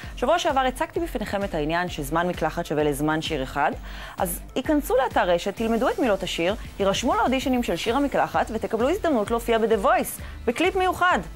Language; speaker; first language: Hebrew; native; Hebrew